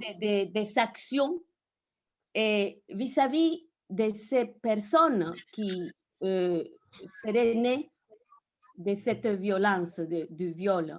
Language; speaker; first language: French; non-native, fluent; Spanish